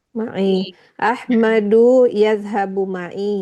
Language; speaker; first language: Arabic; non-native, learner; Indonesian